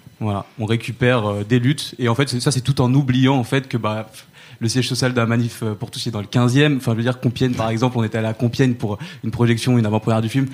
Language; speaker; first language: French; native; French